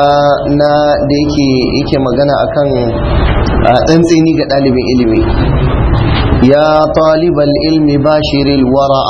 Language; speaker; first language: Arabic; non-native, fluent; Hausa